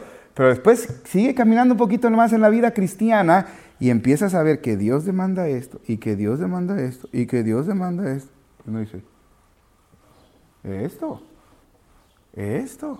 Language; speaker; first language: Spanish; native; Spanish